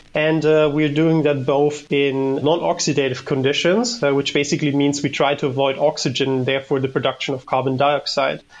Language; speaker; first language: English; non-native, fluent; German